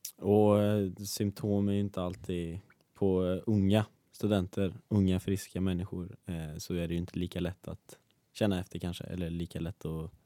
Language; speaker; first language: Swedish; native; Swedish